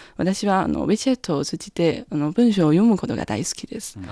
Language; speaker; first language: Japanese; non-native, learner; Chinese